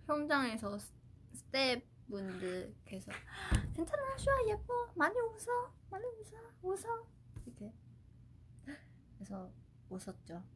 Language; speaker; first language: Korean; non-native, fluent; Chinese